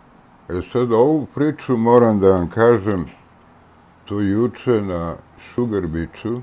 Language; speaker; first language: Serbian; native; Serbian